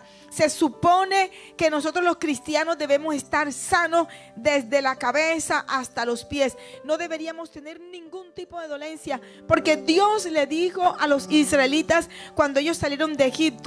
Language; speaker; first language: Spanish; native; Spanish